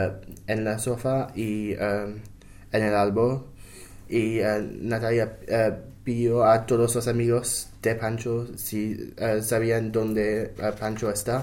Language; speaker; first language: Spanish; non-native, learner; English